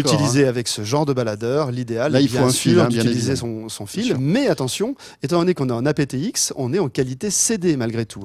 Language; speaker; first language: French; native; French